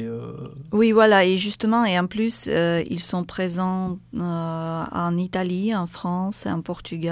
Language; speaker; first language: French; non-native, fluent; Russian